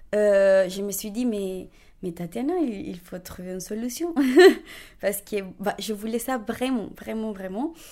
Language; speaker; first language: French; non-native, fluent; Spanish